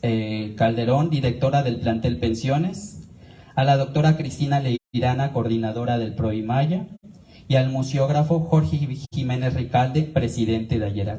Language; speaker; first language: Spanish; native; Spanish